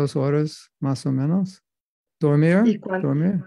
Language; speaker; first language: Spanish; non-native, learner; English